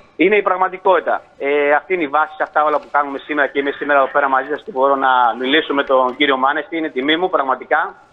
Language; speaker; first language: Greek; early bilingual, heritage; Greek